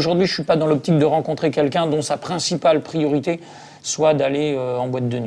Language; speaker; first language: French; native; French